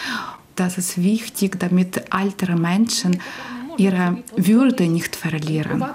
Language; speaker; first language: German; non-native, learner; Ukrainian